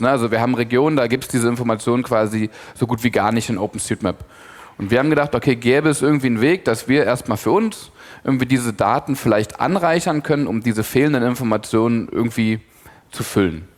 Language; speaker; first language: German; native; German